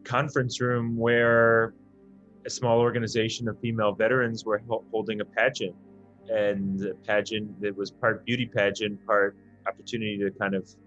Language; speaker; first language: English; native; English